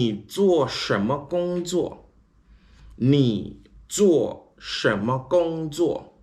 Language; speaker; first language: Chinese; non-native, learner; English